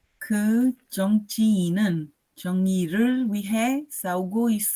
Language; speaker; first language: Korean; non-native, learner; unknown